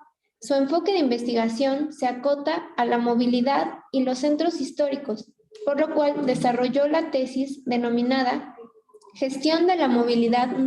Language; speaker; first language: Spanish; native; Spanish